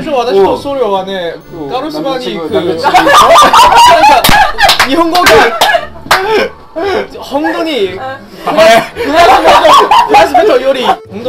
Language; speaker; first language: Japanese; non-native, learner; Korean